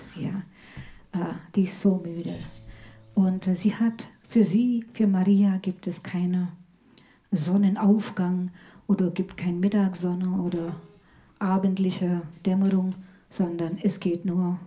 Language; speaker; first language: German; non-native, fluent; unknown